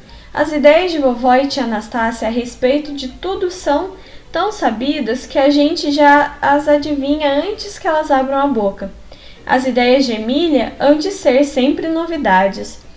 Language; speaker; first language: Portuguese; native; Portuguese